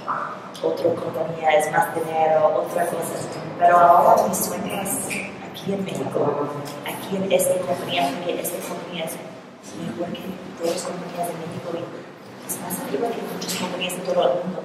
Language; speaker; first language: Spanish; non-native, learner; English